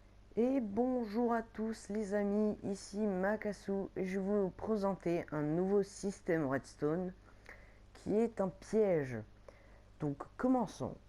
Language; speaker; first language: French; native; French